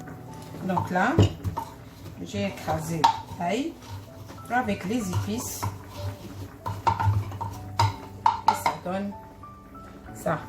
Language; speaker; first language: French; non-native, local second language; Arabic